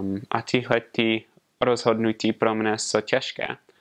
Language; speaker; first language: Czech; non-native, fluent; English